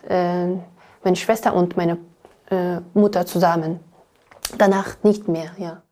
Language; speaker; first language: German; non-native, learner; Uyghur